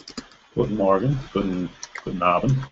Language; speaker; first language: German; non-native, learner; English